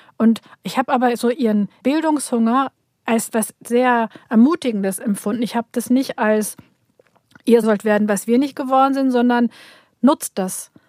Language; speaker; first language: German; early bilingual, other home language; Turkish